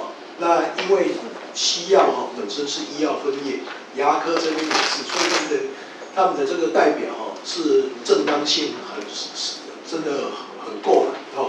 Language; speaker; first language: Chinese; native; Chinese